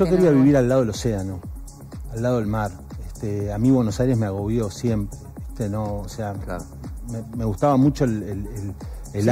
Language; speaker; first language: Spanish; native; Spanish